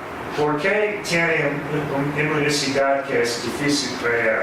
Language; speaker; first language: Spanish; non-native, fluent; English